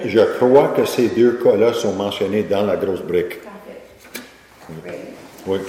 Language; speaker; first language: French; native; French